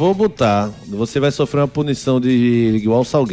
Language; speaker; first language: Portuguese; native; Portuguese